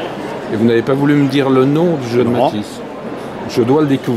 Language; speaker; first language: French; native; French